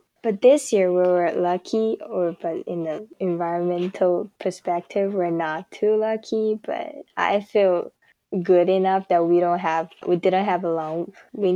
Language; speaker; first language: English; non-native, fluent; Chinese